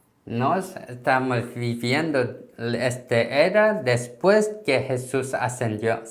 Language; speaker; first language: Spanish; non-native, learner; Korean